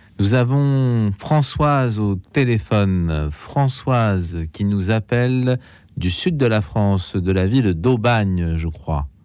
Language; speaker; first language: French; native; French